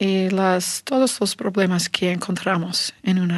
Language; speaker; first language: Spanish; non-native, learner; English